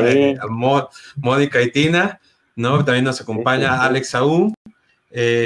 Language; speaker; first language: Spanish; native; Spanish